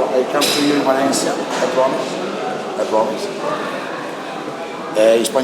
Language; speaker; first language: English; non-native, learner; Italian